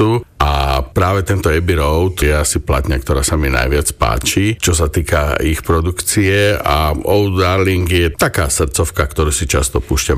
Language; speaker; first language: Slovak; native; Slovak